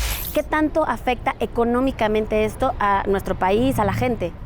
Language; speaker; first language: Spanish; native; Spanish